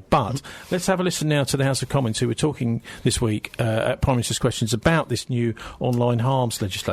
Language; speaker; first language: English; native; English